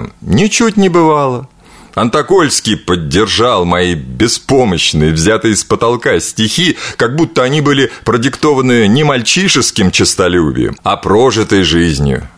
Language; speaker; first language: Russian; native; Russian